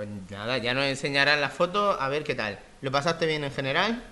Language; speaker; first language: Spanish; native; Spanish